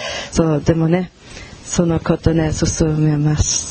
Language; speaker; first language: Japanese; non-native, fluent; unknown